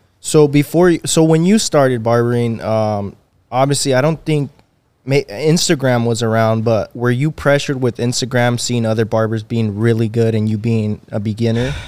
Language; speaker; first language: English; native; English